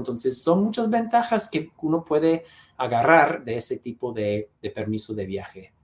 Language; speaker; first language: Spanish; non-native, fluent; English